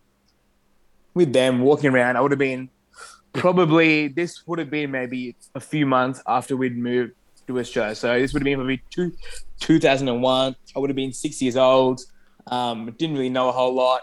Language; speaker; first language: English; non-native, local second language; Arabic